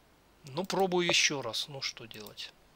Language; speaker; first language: Russian; native; Russian